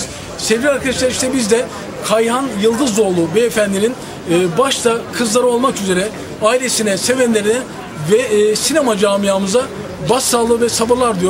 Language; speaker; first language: Turkish; native; Turkish